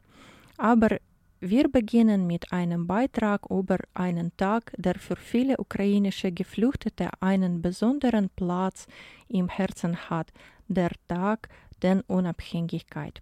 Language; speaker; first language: German; non-native, fluent; Ukrainian